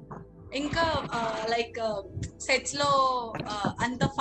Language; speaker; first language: Telugu; native; Telugu